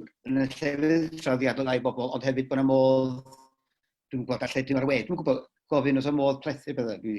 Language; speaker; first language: Welsh; native; Welsh